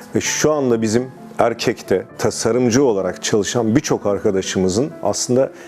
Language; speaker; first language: Turkish; native; Turkish